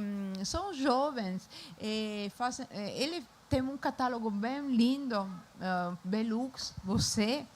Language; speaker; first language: Portuguese; non-native, fluent; Italian